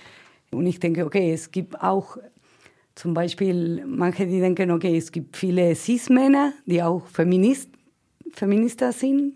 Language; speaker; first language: German; non-native, fluent; Spanish